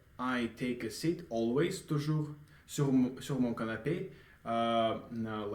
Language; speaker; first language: French; non-native, learner; Russian